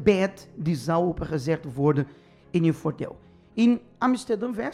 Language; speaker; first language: Dutch; non-native, fluent; Portuguese